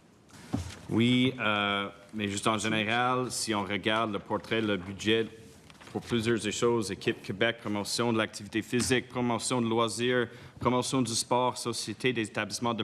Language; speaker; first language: French; non-native, local second language; English